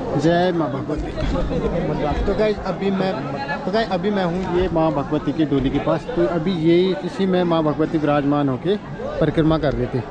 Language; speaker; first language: Hindi; native; Hindi